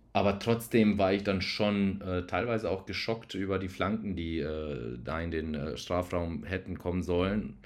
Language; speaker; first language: German; non-native, fluent; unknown